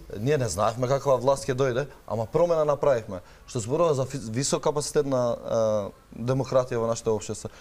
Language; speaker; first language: Macedonian; non-native, local second language; Albanian